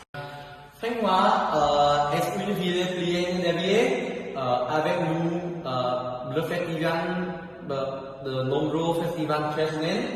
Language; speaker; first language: French; non-native, learner; Vietnamese